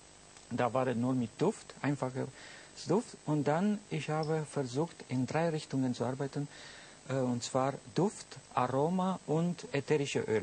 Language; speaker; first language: German; non-native, fluent; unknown